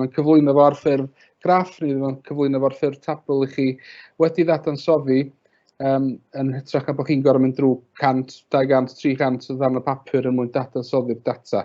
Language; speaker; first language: Welsh; native; Welsh